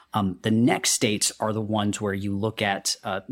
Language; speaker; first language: English; non-native, local second language; Hindi